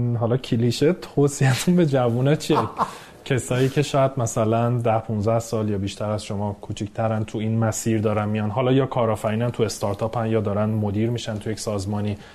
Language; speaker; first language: Persian; native; Persian